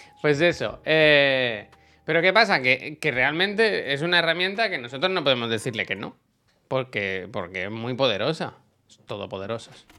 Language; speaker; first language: Spanish; non-native, local second language; Catalan